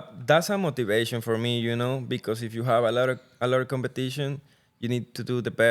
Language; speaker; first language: English; non-native, learner; Spanish